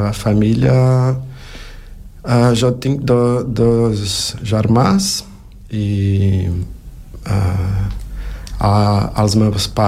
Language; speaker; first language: Catalan; non-native, learner; Portuguese